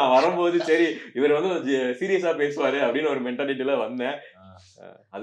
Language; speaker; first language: Tamil; native; Tamil